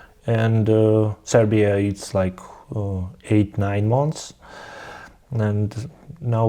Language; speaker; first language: English; non-native, learner; Russian